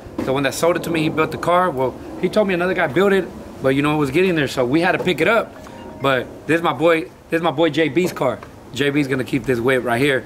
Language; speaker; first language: English; early bilingual, other home language; Spanish